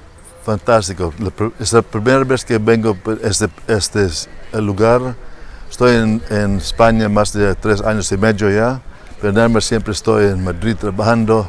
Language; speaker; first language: Spanish; non-native, learner; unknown